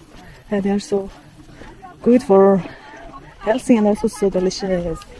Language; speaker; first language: English; non-native, learner; Kurdish